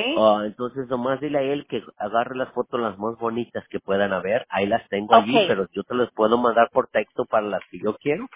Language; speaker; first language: Spanish; native; Spanish